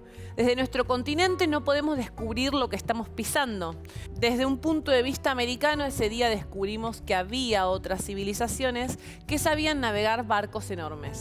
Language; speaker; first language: Spanish; native; Spanish